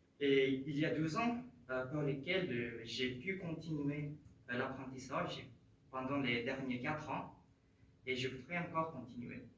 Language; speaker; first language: French; non-native, fluent; Japanese